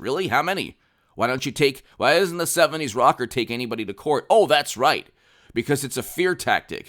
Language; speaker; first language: English; native; English